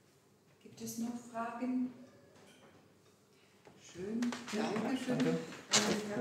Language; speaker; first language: German; non-native, fluent; Ukrainian